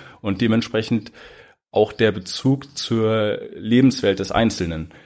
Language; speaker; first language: German; native; German